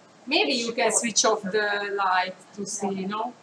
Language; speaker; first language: English; non-native, fluent; Hungarian